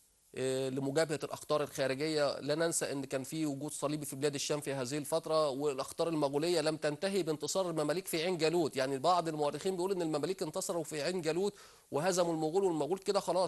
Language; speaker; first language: Arabic; native; Arabic